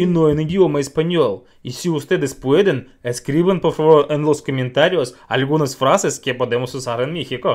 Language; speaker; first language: Spanish; non-native, learner; Russian